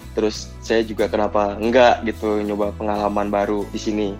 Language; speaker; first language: Indonesian; native; Indonesian